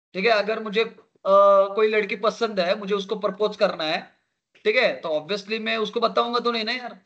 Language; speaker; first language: Hindi; non-native, local second language; Marathi